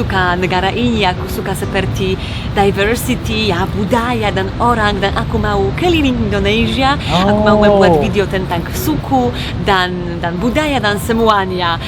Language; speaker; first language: Indonesian; non-native, fluent; Polish